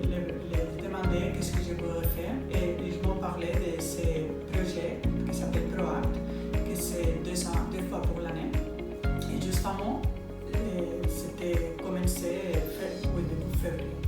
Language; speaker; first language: French; non-native, fluent; Spanish